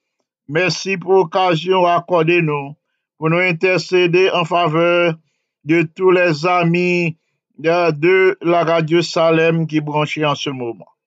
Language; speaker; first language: French; non-native, local second language; Haitian Creole